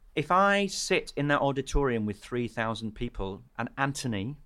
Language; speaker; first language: English; native; English